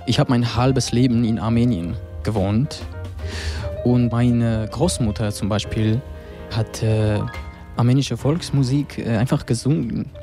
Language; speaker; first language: German; non-native, fluent; Armenian